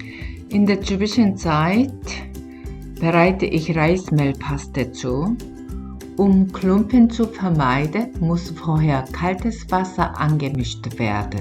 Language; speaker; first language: German; non-native, learner; Korean